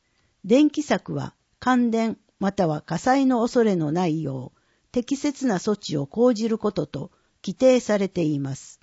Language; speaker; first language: Japanese; native; Japanese